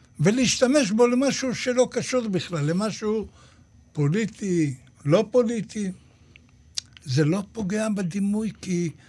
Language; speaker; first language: Hebrew; native; Hebrew